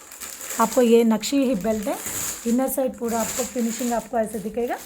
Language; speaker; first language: Hindi; non-native, local second language; Telugu